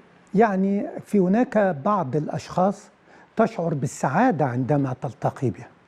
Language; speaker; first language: Arabic; native; Arabic